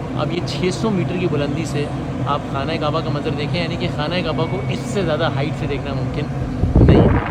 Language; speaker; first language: Urdu; native; Urdu